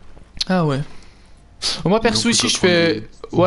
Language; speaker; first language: French; native; French